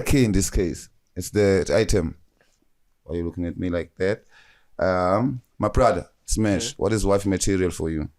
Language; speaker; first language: English; non-native, local second language; Swati